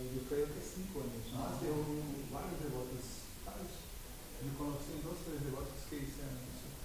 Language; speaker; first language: Spanish; non-native, learner; Portuguese